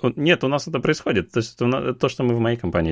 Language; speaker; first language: Russian; native; Russian